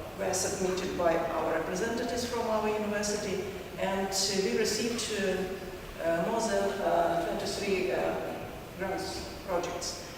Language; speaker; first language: English; non-native, learner; Ukrainian